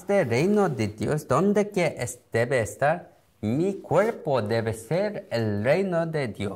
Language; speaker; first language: Spanish; non-native, learner; Korean